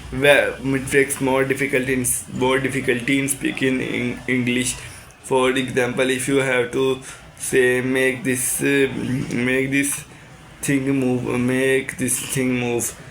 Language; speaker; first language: English; non-native, learner; Urdu